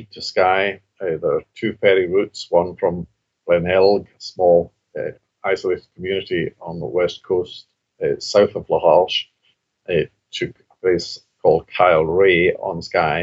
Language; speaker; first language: English; non-native, local second language; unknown